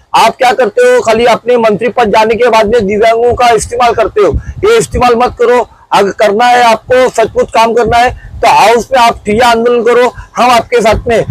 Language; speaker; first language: Hindi; non-native, local second language; Urdu